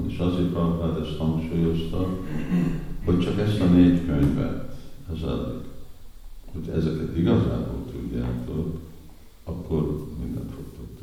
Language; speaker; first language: Hungarian; native; Hungarian